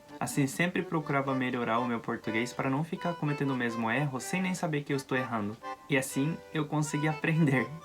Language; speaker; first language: Portuguese; non-native, fluent; Japanese